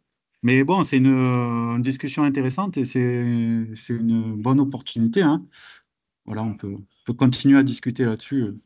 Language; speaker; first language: French; native; French